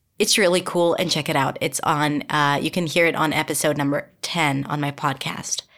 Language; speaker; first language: English; non-native, fluent; Hebrew